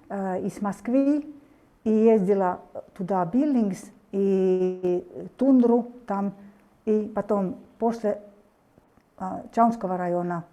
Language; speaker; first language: Russian; non-native, fluent; Finnish